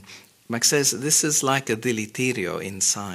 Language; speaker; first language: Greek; non-native, fluent; English